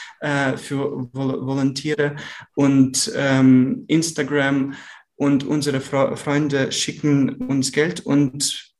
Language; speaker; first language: German; non-native, learner; Ukrainian